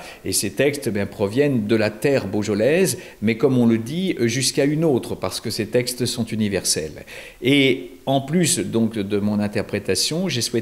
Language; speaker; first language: French; native; French